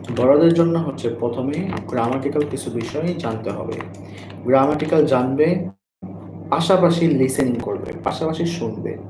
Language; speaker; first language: Bangla; native; Bangla